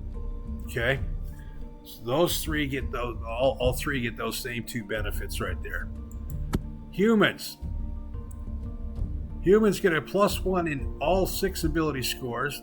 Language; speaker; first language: English; native; English